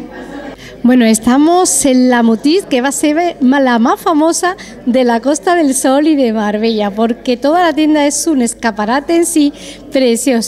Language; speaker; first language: Spanish; native; Spanish